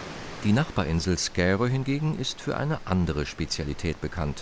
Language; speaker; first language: German; native; German